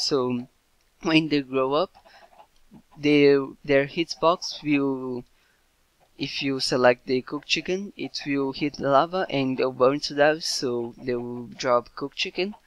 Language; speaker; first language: English; non-native, fluent; Portuguese